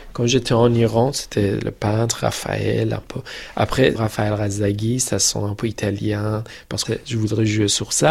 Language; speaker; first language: French; non-native, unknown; Persian